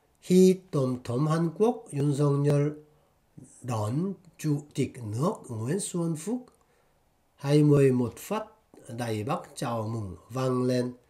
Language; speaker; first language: Vietnamese; non-native, fluent; Korean